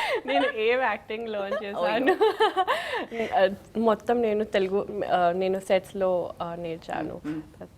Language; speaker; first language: Telugu; non-native, local second language; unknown